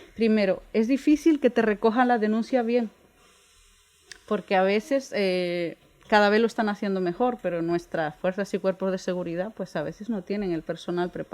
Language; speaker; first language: Spanish; native; Spanish